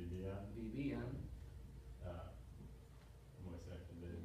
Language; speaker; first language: Spanish; non-native, learner; English